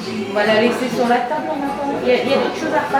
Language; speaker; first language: French; native; French